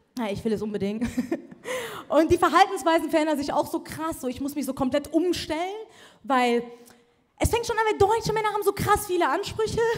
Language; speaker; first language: German; early bilingual, other home language; Persian